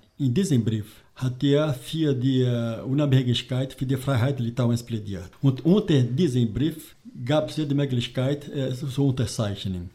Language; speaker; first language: German; non-native, fluent; Portuguese